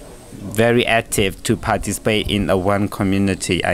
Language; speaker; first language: English; non-native, learner; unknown